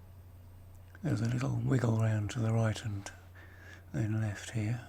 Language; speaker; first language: English; native; English